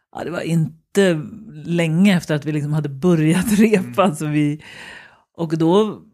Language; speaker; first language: Swedish; native; Swedish